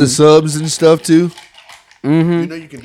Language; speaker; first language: English; native; English